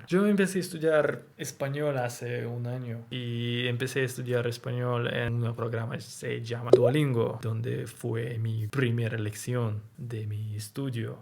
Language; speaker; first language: Spanish; non-native, learner; Russian